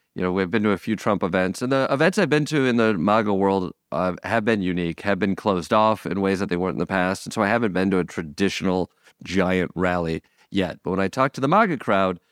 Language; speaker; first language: English; native; English